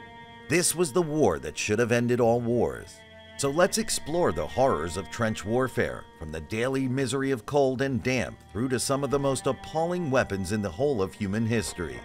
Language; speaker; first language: English; native; English